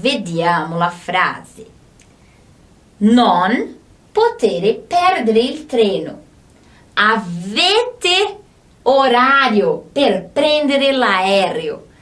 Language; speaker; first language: Italian; non-native, fluent; Portuguese